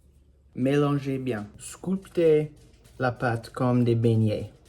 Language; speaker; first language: French; non-native, learner; English